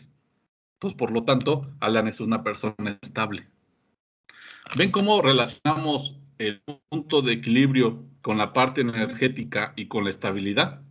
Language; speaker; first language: Spanish; native; Spanish